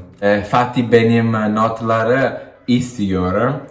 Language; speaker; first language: Turkish; non-native, learner; Italian